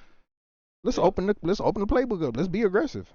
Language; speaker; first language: English; native; English